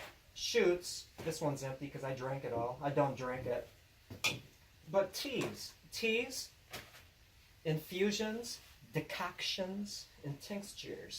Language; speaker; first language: English; native; English